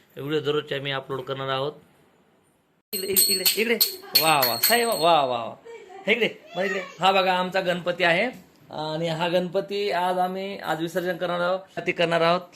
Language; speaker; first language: Marathi; non-native, local second language; Lambadi